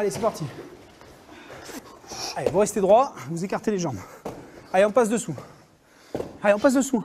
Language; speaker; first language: French; native; French